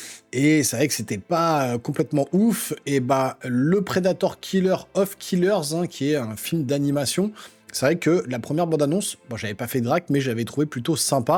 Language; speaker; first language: French; native; French